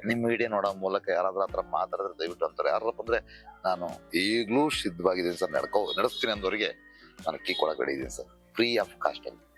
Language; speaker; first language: Kannada; non-native, local second language; Telugu